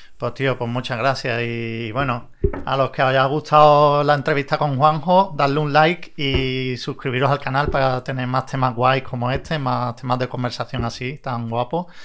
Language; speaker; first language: Spanish; native; Spanish